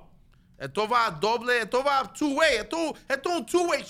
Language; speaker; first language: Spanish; early bilingual, other home language; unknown